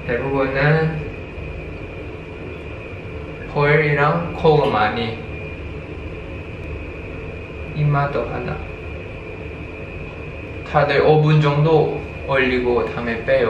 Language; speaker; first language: Korean; non-native, fluent; Thai